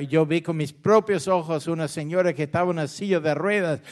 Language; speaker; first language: Spanish; non-native, fluent; English